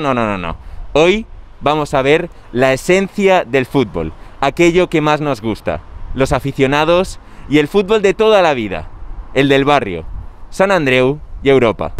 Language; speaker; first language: Spanish; native; Spanish